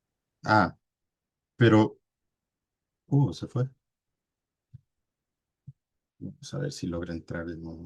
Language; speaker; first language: Spanish; native; Spanish